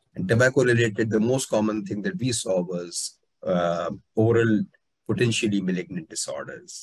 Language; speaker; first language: English; non-native, local second language; Hindi